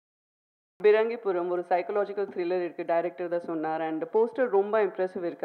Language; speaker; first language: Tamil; non-native, fluent; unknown